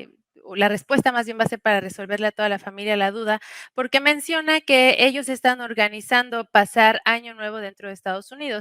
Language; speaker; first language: Spanish; native; Spanish